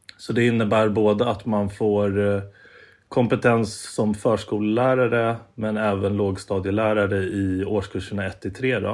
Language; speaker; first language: Swedish; native; Swedish